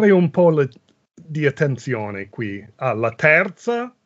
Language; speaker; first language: Italian; non-native, fluent; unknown